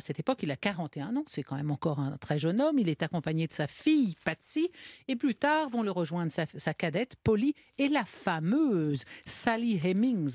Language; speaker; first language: French; native; French